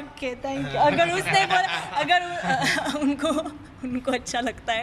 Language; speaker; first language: Hindi; non-native, fluent; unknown